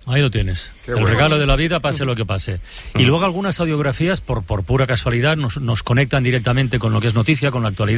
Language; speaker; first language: Spanish; native; Spanish